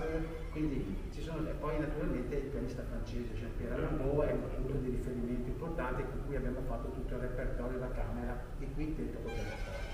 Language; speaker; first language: Italian; native; Italian